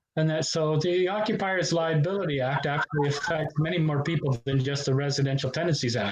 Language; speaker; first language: English; native; English